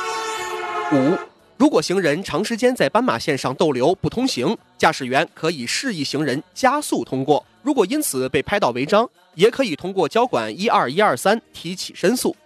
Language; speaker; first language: Chinese; native; Chinese